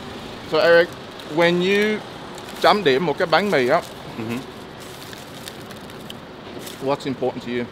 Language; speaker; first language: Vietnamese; early bilingual, heritage; English